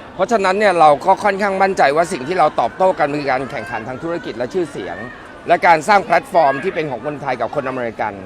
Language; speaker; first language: Thai; native; Thai